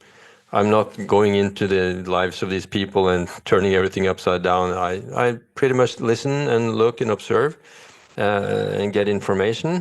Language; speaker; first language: English; non-native, fluent; Norwegian